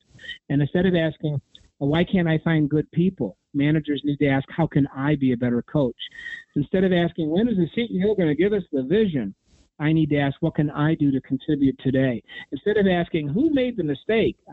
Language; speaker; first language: English; native; English